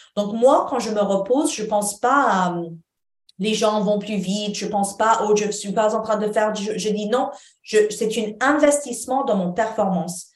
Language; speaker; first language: French; non-native, fluent; Arabic